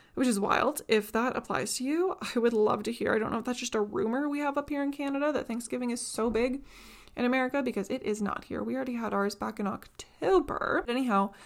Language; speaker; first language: English; native; English